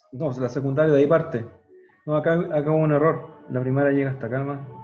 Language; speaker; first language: Spanish; native; Spanish